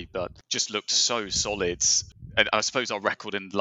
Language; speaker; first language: English; native; English